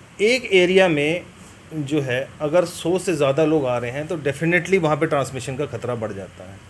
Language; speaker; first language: Hindi; non-native, local second language; Dogri